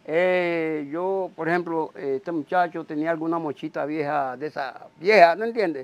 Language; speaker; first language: Spanish; native; Spanish